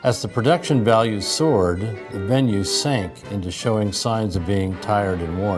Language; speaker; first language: English; native; English